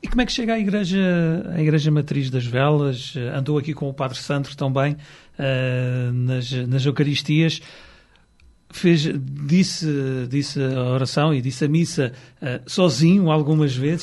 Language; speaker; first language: Portuguese; native; Portuguese